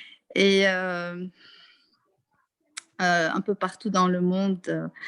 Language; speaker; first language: French; non-native, local second language; Arabic